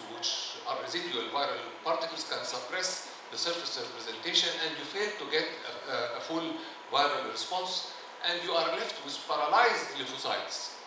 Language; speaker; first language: English; non-native, fluent; Arabic